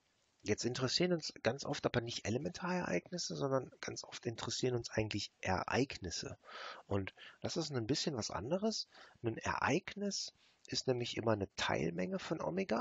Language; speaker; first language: German; native; German